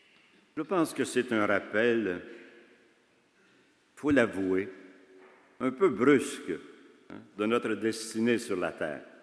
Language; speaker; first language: French; native; French